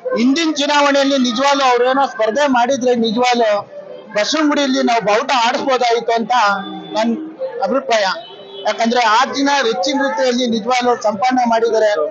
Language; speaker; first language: Kannada; native; Kannada